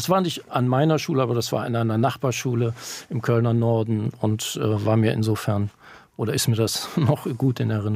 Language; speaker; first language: German; native; German